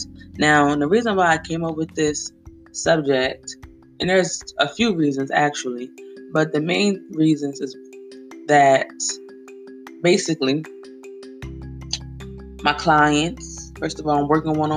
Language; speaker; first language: English; native; English